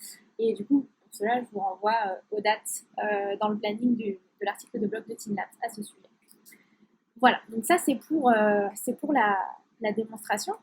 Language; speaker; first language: French; native; French